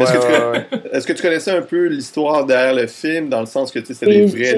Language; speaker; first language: French; native; French